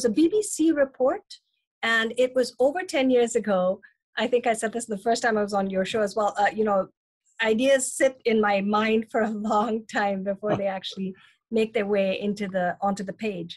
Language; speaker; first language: English; non-native, local second language; Tamil